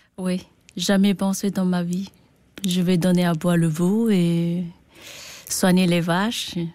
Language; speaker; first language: French; non-native, learner; Chinese